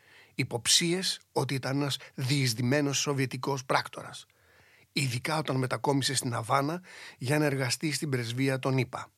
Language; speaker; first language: Greek; native; Greek